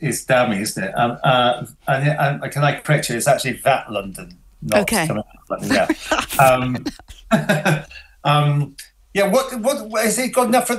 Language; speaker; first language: English; native; English